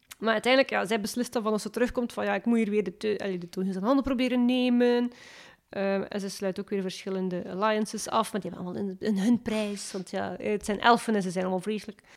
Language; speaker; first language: Dutch; native; Dutch